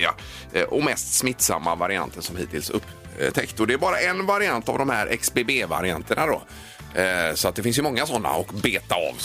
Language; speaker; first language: Swedish; native; Swedish